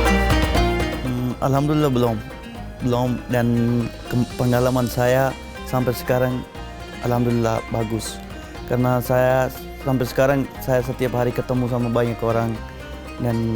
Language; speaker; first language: Indonesian; non-native, learner; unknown